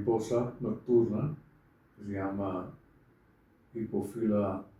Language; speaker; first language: Spanish; non-native, fluent; Dutch